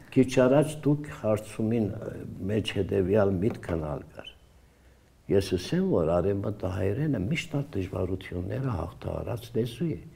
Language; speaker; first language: Armenian; early bilingual, heritage; Armenian